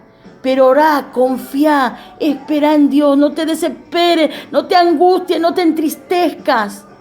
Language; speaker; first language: Spanish; native; Spanish